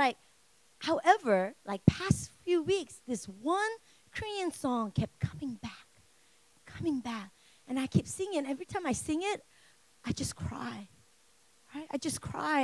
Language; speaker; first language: English; native; English